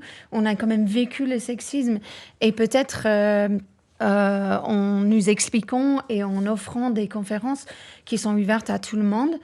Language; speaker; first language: French; non-native, fluent; English